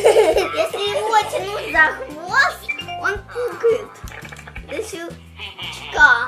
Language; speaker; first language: Russian; early bilingual, heritage; Russian